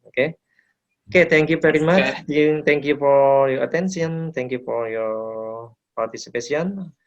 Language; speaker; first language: English; non-native, local second language; Indonesian